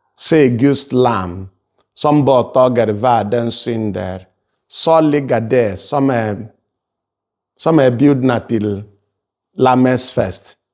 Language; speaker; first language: Swedish; non-native, fluent; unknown